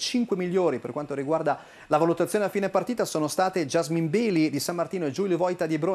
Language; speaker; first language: Italian; native; Italian